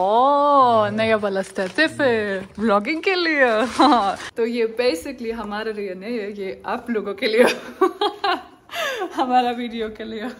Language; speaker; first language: Hindi; non-native, learner; German